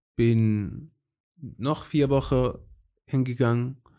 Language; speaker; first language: German; non-native, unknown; Persian